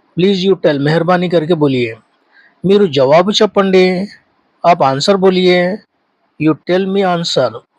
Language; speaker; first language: Hindi; non-native, local second language; Urdu